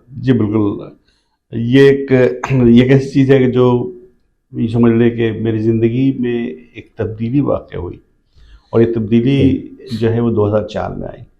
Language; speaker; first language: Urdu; native; Urdu